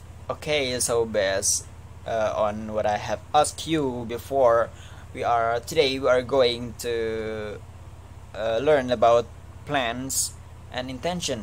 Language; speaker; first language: English; non-native, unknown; Indonesian